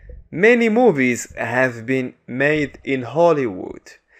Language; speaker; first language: English; non-native, fluent; Arabic